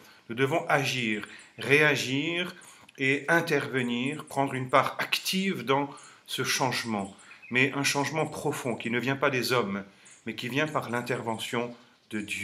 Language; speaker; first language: French; native; French